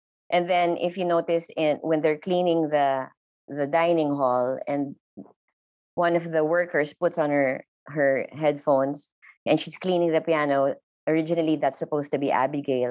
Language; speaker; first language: English; non-native, local second language; Filipino